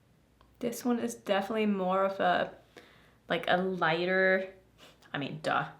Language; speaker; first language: English; native; English